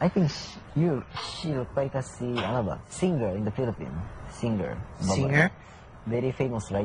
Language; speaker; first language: English; non-native, learner; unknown